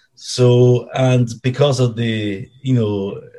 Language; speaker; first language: English; non-native, fluent; Italian